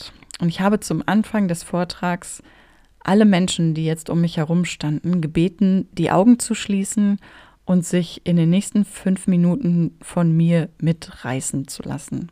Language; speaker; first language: German; native; German